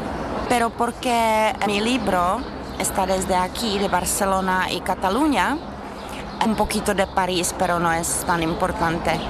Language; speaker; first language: Spanish; non-native, learner; Czech